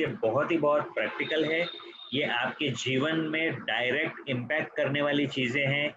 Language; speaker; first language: Hindi; native; Hindi